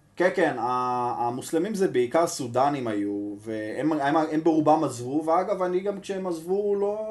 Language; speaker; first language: Hebrew; native; Hebrew